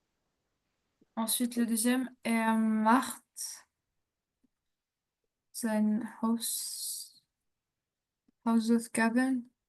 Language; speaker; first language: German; non-native, learner; French